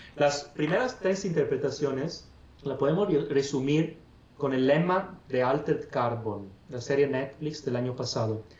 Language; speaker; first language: Spanish; non-native, fluent; Italian